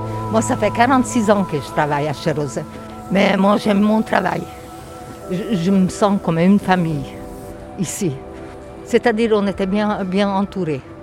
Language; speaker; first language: French; non-native, fluent; Hungarian